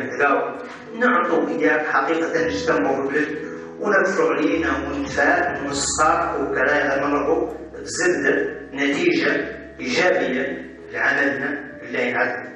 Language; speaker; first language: Arabic; native; Arabic